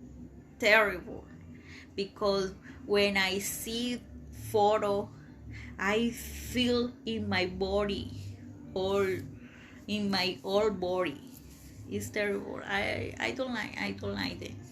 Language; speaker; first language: English; non-native, learner; Spanish